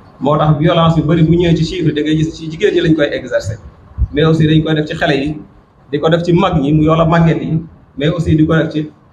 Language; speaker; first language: Wolof; non-native, local second language; Serer